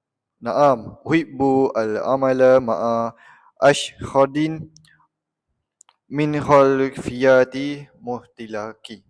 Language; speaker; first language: Arabic; non-native, learner; Malay